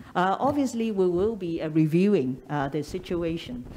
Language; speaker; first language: English; non-native, local second language; Cantonese